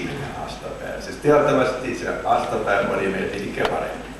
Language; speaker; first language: Estonian; native; Estonian